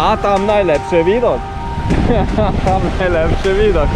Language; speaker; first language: Polish; native; Polish